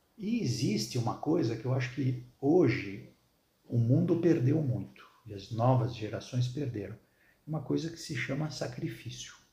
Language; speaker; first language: Portuguese; early bilingual, other home language; Arabic